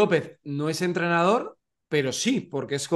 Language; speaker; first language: Spanish; native; Spanish